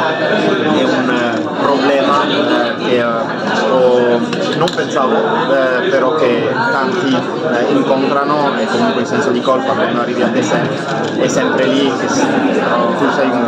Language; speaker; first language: Italian; non-native, fluent; French